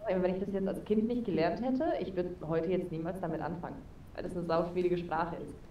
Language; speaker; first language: German; early bilingual, heritage; German